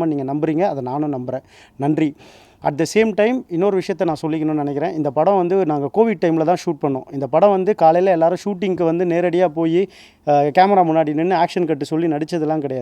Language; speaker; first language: Tamil; native; Tamil